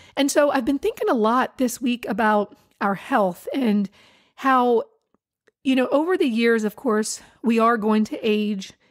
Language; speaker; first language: English; native; English